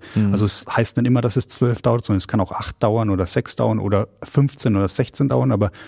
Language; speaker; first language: German; native; German